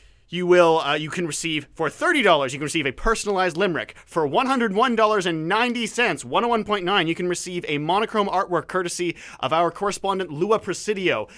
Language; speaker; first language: English; native; English